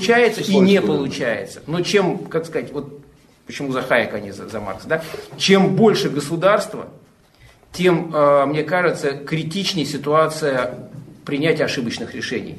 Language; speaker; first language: Russian; native; Russian